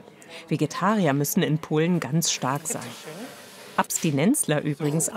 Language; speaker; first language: German; native; German